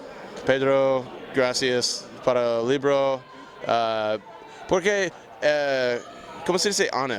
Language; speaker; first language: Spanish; non-native, learner; English